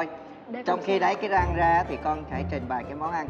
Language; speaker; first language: Vietnamese; native; Vietnamese